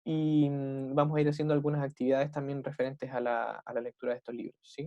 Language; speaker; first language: Spanish; native; Spanish